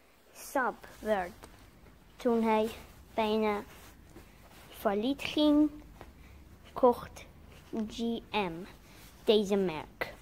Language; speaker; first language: Dutch; non-native, learner; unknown